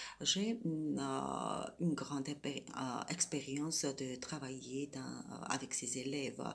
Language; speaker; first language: French; non-native, fluent; Georgian